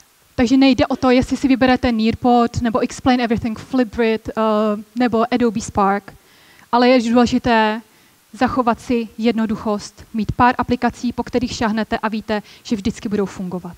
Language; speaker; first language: Czech; native; Czech